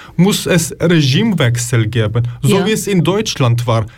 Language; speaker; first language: German; non-native, fluent; Ukrainian